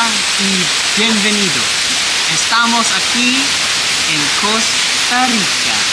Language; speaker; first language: Spanish; non-native, learner; English